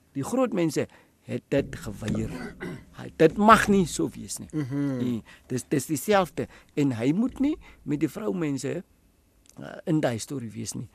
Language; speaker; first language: Afrikaans; non-native, local second language; Tswana